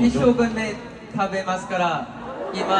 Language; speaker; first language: Japanese; non-native, learner; Thai